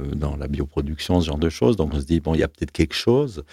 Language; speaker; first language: French; native; French